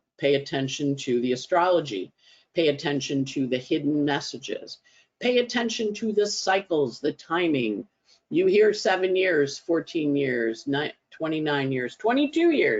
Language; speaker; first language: English; native; English